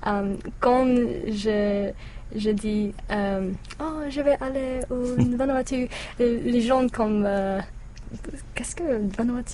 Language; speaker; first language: French; non-native, learner; English